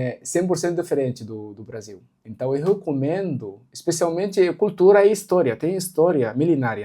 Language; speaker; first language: Portuguese; non-native, local second language; Arabic